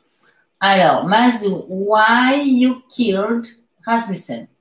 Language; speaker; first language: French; native; French